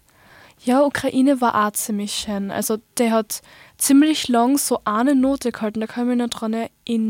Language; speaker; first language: German; native; German